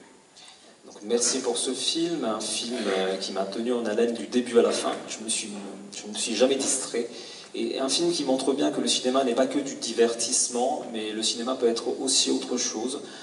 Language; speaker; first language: French; native; French